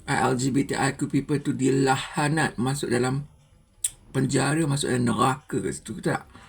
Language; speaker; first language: Malay; native; Malay